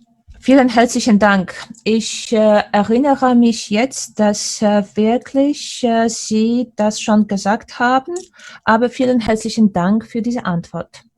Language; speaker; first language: German; non-native, fluent; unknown